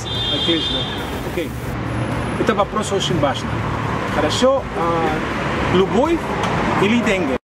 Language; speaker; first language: Russian; non-native, learner; Spanish